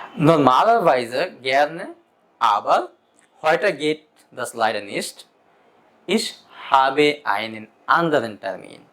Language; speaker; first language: German; non-native, fluent; Bangla